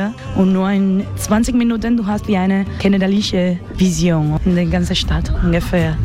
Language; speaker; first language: German; non-native, learner; Spanish